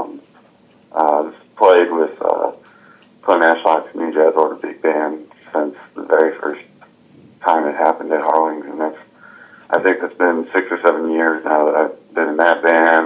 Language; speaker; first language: English; native; English